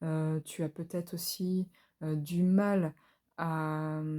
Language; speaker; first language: French; native; French